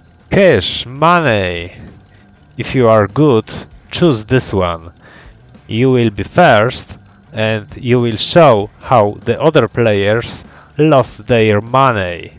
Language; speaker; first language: English; non-native, learner; Polish